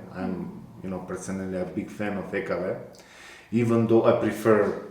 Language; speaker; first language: English; non-native, fluent; Macedonian